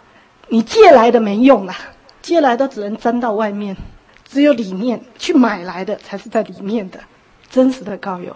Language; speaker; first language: Chinese; native; Chinese